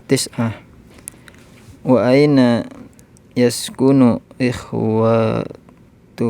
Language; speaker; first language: Arabic; non-native, learner; Indonesian